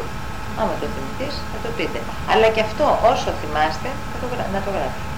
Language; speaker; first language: Greek; native; Greek